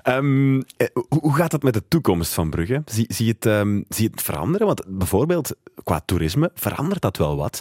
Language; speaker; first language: Dutch; native; Dutch